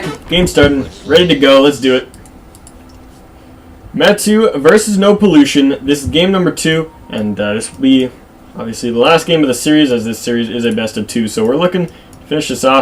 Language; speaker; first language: English; native; English